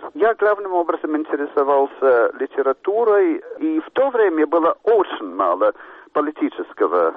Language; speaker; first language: Russian; non-native, fluent; English